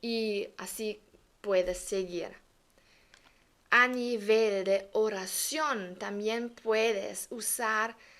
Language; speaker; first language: Spanish; non-native, fluent; German